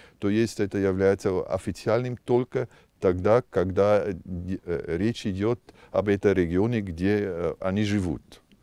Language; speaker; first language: Russian; non-native, fluent; German